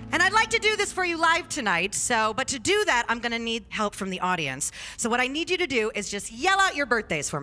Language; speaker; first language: English; native; English